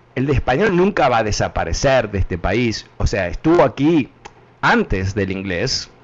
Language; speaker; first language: Spanish; early bilingual, heritage; Spanish